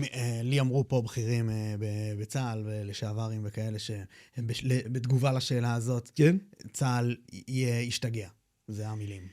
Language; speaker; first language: Hebrew; native; Hebrew